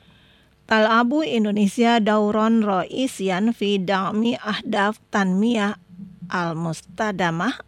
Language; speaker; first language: Arabic; non-native, fluent; Indonesian